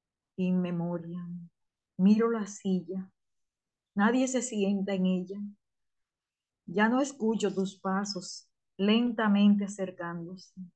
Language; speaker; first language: Spanish; native; Spanish